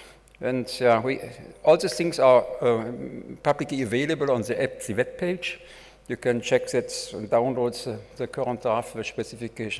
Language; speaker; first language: English; non-native, fluent; German